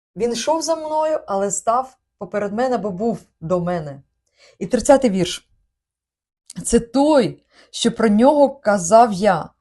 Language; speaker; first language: Ukrainian; non-native, local second language; Russian